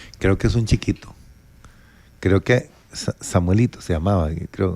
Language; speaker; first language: Spanish; native; Spanish